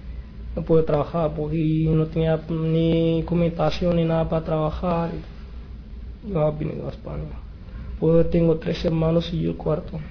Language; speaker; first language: Spanish; non-native, learner; Arabic